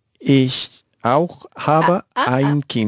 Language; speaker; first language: German; non-native, learner; Spanish